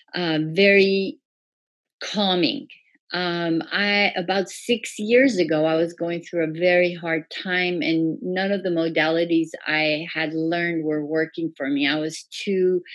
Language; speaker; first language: English; early bilingual, other home language; Persian